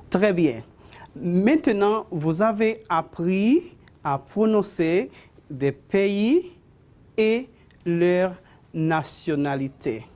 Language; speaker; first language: French; non-native, fluent; Spanish